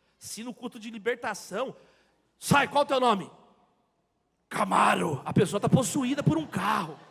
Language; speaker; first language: Portuguese; native; Portuguese